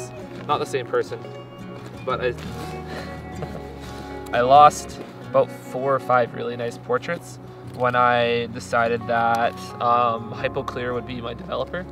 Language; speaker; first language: English; native; English